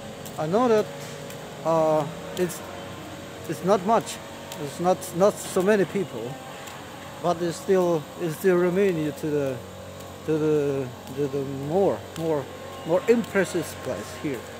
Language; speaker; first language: English; non-native, learner; Lao